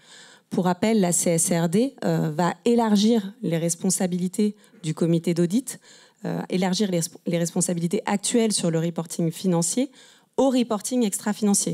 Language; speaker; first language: French; native; French